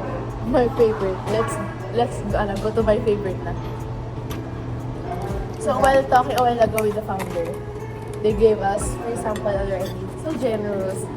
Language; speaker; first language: English; non-native, local second language; Filipino